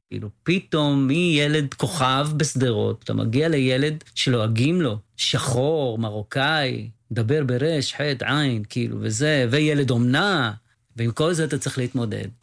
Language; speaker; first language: Hebrew; native; Hebrew